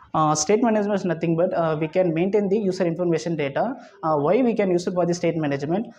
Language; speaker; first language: English; non-native, local second language; Tamil